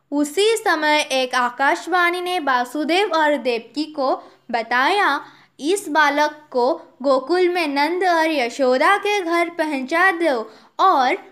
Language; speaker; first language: Hindi; non-native, local second language; Odia